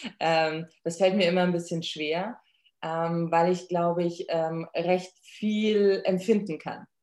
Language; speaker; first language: German; early bilingual, other home language; Polish